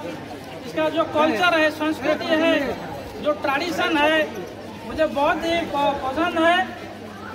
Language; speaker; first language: Hindi; non-native, local second language; Odia